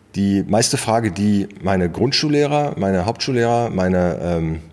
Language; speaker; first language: German; native; German